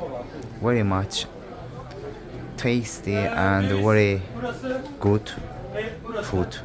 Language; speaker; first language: English; non-native, learner; Azerbaijani